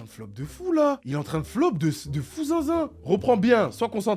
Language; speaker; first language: French; native; French